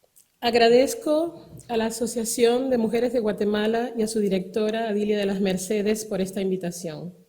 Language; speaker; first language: Spanish; native; Spanish